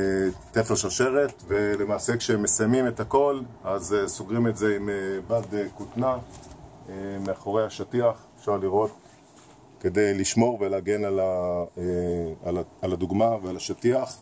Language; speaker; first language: Hebrew; native; Hebrew